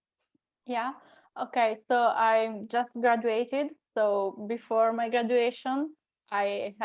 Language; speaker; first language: English; non-native, fluent; Italian